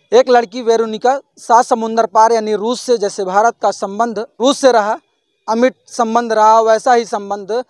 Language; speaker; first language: Hindi; native; Hindi